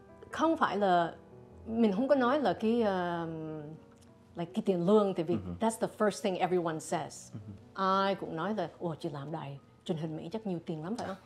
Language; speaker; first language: Vietnamese; early bilingual, heritage; Vietnamese